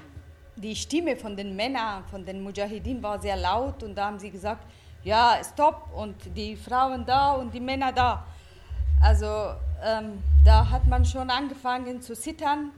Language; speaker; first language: German; non-native, fluent; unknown